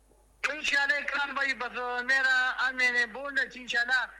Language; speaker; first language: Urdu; non-native, local second language; Pashto